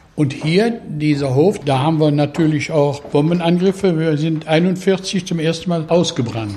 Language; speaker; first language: German; native; German